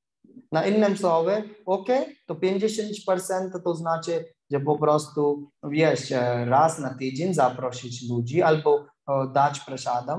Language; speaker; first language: Polish; non-native, learner; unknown